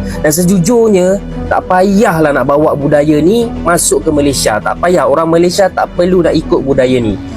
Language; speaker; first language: Malay; native; Malay